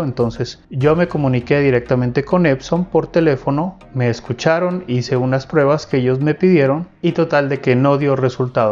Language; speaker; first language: Spanish; native; Spanish